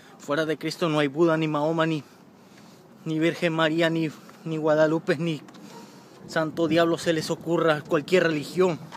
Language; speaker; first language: Spanish; native; Spanish